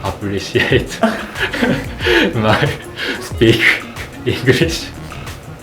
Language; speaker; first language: English; non-native, learner; Japanese